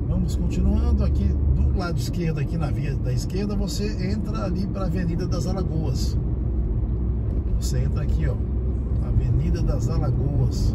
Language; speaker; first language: Portuguese; native; Portuguese